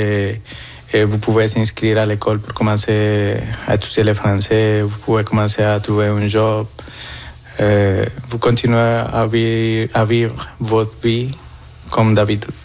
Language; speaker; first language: French; non-native, fluent; Spanish